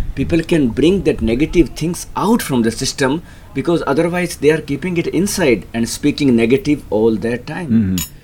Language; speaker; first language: English; non-native, local second language; Hindi